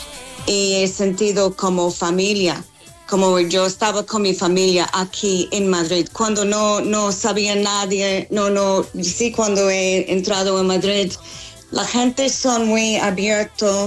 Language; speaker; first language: Spanish; non-native, fluent; English